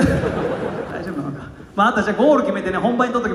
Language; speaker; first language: Japanese; native; Japanese